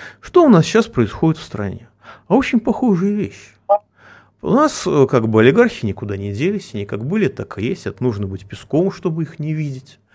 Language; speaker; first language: Russian; native; Russian